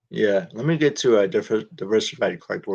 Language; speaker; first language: English; native; English